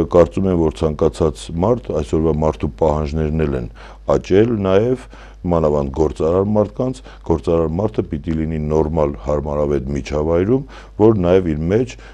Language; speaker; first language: Armenian; native; Armenian